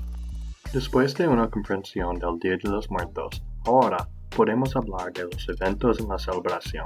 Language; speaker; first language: Spanish; non-native, learner; English